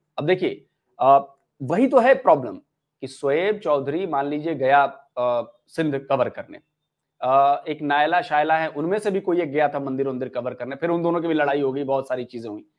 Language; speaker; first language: Hindi; native; Hindi